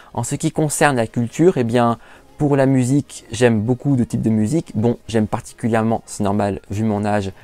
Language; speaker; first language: French; native; French